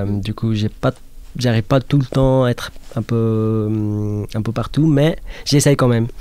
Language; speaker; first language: French; non-native, fluent; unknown